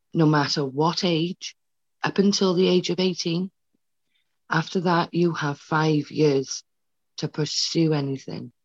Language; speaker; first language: English; native; English